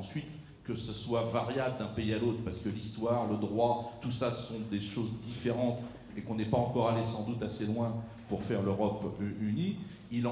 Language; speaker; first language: French; native; French